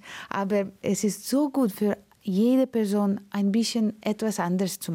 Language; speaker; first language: German; non-native, learner; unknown